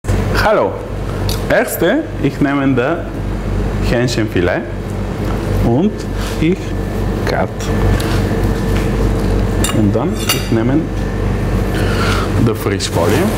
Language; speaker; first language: German; non-native, learner; Greek